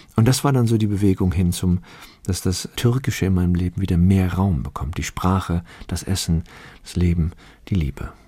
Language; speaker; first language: German; early bilingual, other home language; Turkish